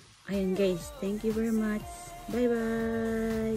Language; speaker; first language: English; non-native, local second language; Filipino